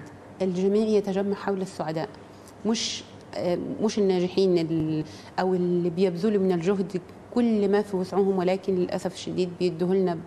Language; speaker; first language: Arabic; native; Arabic